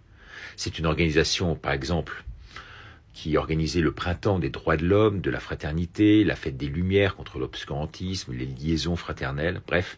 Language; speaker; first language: French; native; French